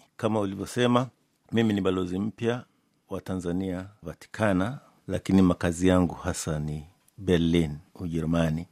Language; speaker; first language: Swahili; non-native, local second language; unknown